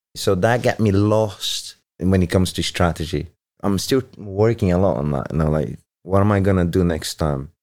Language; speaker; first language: English; non-native, fluent; Portuguese